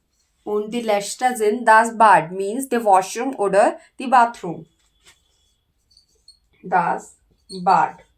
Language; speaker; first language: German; non-native, learner; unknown